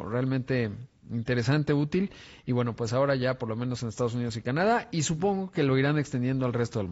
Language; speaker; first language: Spanish; native; Spanish